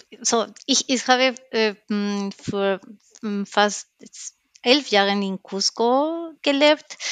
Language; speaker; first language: German; non-native, learner; Spanish